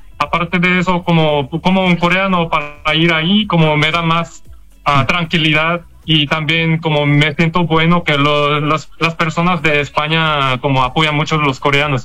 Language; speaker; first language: Spanish; non-native, learner; Korean